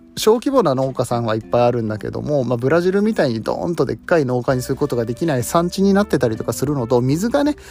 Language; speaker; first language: Japanese; native; Japanese